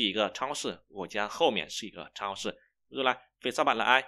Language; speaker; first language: Chinese; non-native, fluent; Vietnamese